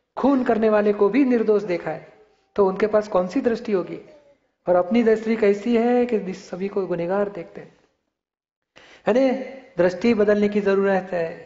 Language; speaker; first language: Hindi; non-native, local second language; Gujarati